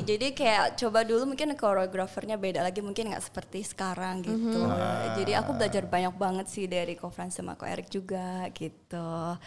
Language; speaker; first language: Indonesian; early bilingual, heritage; Indonesian